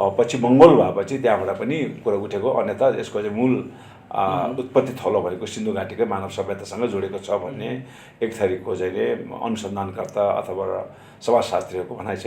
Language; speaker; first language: Nepali; non-native, local second language; Sherpa